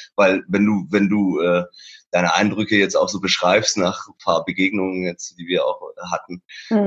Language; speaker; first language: German; early bilingual, other home language; Persian